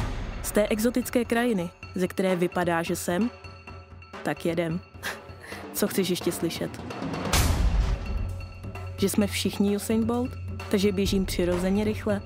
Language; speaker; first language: Czech; early bilingual, other home language; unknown